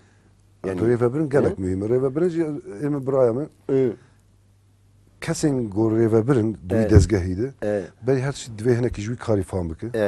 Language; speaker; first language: Kurdish; native; Kurdish